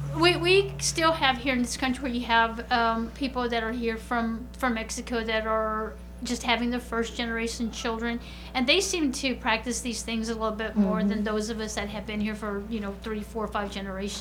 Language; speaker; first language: English; early bilingual, other home language; Spanish